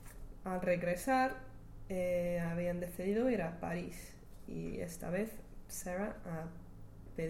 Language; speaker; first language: Spanish; non-native, learner; English